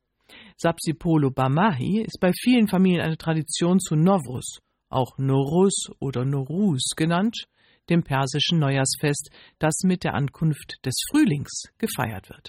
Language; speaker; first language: German; native; German